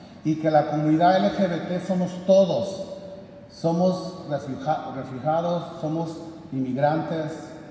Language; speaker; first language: Spanish; early bilingual, heritage; Spanish